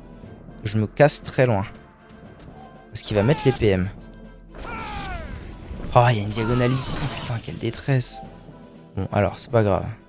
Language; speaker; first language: French; native; French